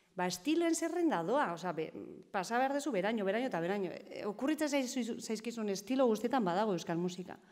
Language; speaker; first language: Basque; native; Basque